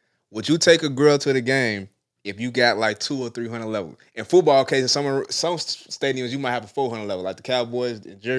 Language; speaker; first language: English; native; English